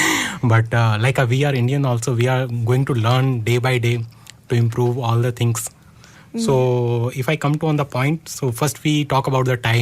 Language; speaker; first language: English; non-native, learner; Hindi